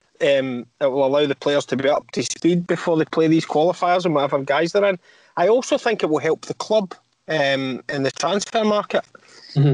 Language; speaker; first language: English; native; English